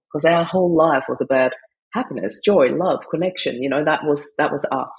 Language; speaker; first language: English; non-native, fluent; German